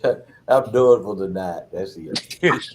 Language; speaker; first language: English; native; English